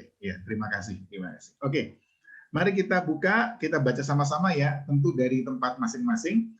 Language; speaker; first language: Indonesian; native; Indonesian